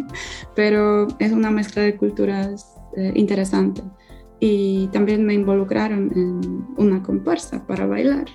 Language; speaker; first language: Spanish; non-native, fluent; Polish